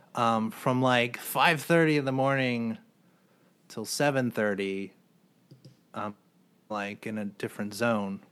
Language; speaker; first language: English; native; English